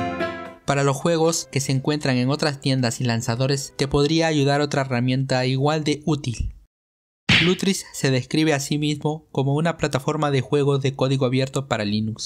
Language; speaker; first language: Spanish; native; Spanish